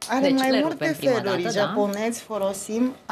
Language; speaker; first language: Romanian; non-native, learner; Japanese